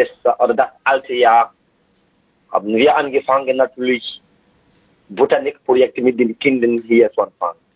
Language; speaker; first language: German; non-native, fluent; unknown